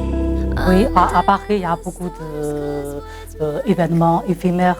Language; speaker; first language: French; non-native, fluent; Chinese